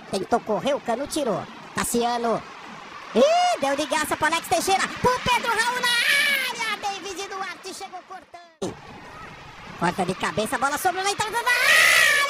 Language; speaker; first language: Portuguese; native; Portuguese